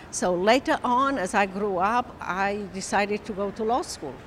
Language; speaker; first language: English; non-native, fluent; Romanian